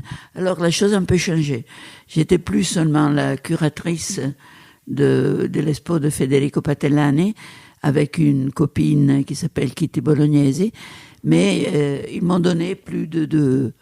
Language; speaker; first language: French; non-native, fluent; Italian